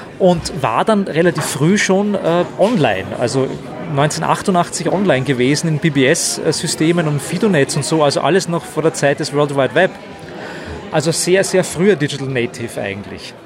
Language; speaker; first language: German; native; German